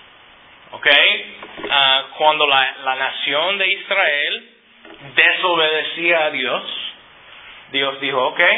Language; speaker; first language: Spanish; non-native, fluent; English